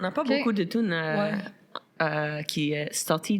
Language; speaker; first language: French; non-native, local second language; English